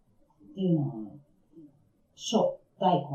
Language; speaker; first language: English; non-native, learner; Japanese